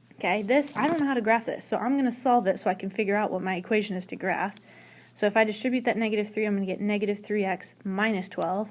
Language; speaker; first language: English; native; English